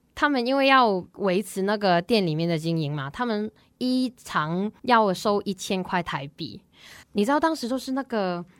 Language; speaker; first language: Chinese; non-native, local second language; Cantonese